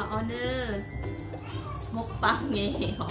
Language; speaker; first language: Korean; non-native, learner; Cebuano